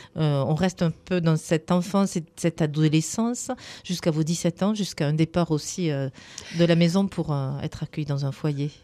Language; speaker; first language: French; native; French